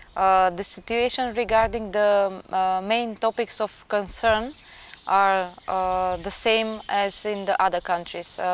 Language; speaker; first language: English; non-native, fluent; Macedonian